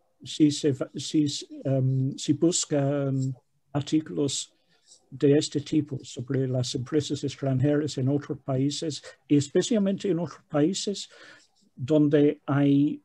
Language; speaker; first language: Spanish; non-native, fluent; English